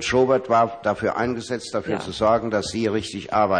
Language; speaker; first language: German; native; German